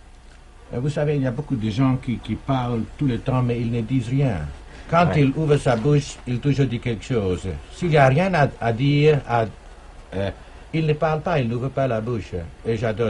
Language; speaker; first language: French; non-native, fluent; German